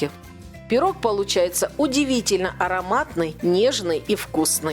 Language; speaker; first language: Russian; native; Russian